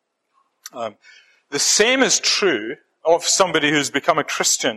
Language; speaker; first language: English; native; English